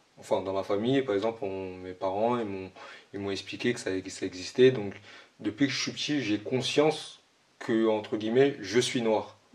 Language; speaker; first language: French; early bilingual, other home language; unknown